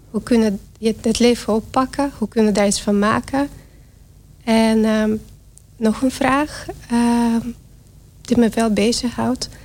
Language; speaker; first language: Dutch; non-native, fluent; Russian